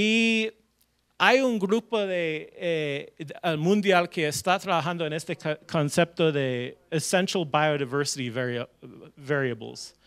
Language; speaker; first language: Spanish; non-native, fluent; English